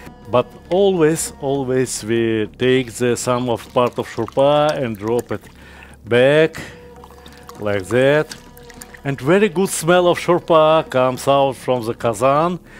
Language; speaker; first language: English; non-native, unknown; Russian